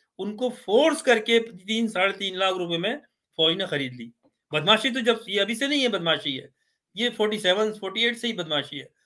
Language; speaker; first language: Urdu; native; Urdu